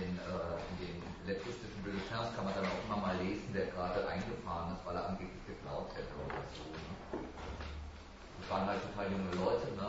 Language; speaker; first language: German; native; German